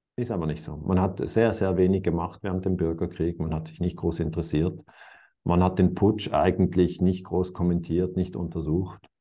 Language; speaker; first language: German; native; German